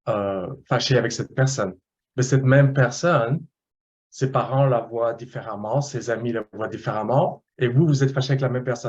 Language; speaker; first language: French; non-native, fluent; English